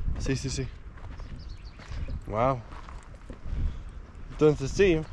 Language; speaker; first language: Spanish; non-native, fluent; Danish